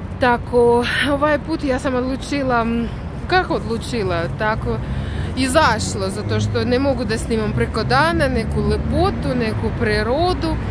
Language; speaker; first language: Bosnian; non-native, learner; Russian